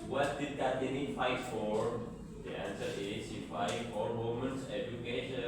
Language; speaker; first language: English; non-native, learner; Indonesian